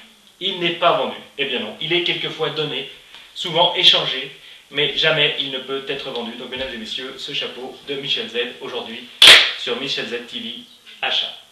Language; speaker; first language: French; native; French